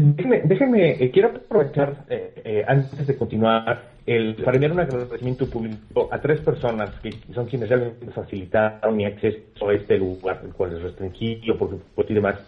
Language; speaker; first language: Spanish; native; Spanish